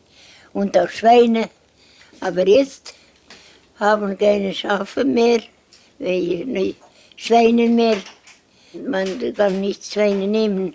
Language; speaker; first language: German; non-native, learner; Estonian